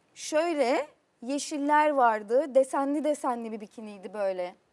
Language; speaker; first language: Turkish; native; Turkish